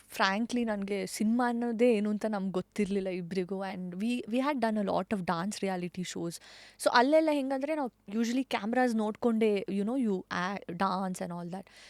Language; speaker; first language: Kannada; non-native, local second language; Tulu